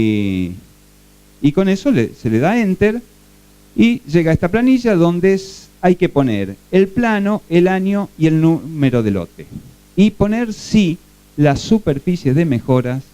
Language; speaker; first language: Spanish; native; Spanish